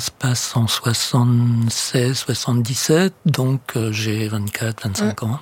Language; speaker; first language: French; native; French